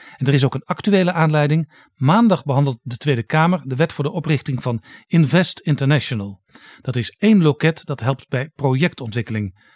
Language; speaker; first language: Dutch; native; Dutch